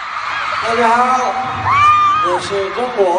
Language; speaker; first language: Chinese; non-native, learner; Korean